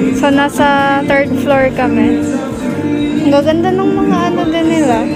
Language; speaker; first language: Filipino; non-native, local second language; Cebuano